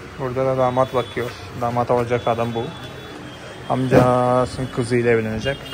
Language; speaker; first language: Turkish; non-native, fluent; Malayalam